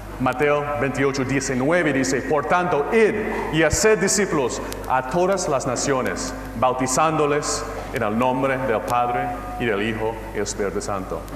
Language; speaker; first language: Spanish; non-native, fluent; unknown